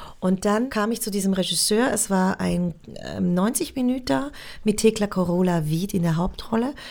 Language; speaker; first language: German; native; German